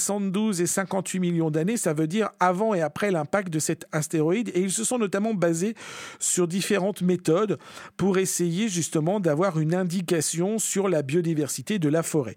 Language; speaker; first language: French; native; French